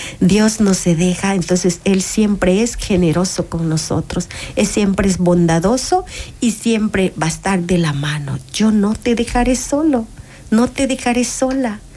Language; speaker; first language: Spanish; native; Spanish